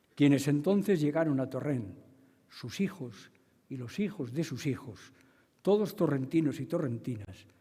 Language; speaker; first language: Spanish; native; Spanish